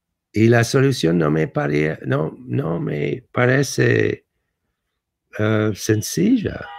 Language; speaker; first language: Spanish; non-native, fluent; English